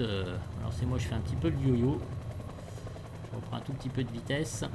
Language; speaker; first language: French; native; French